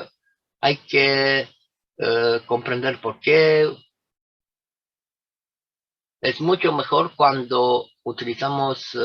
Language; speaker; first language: Spanish; non-native, fluent; Romanian